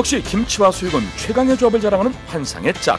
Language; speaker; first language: Korean; native; Korean